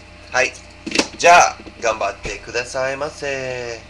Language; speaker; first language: Japanese; non-native, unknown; English